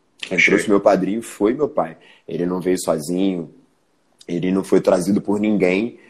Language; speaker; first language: Portuguese; early bilingual, other home language; Spanish